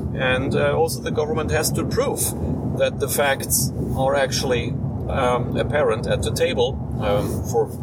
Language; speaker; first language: English; non-native, fluent; German